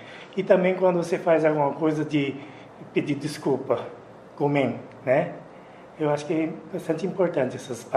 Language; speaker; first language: Portuguese; non-native, fluent; Japanese